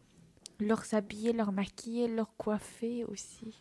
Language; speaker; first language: French; early bilingual, other home language; Turkish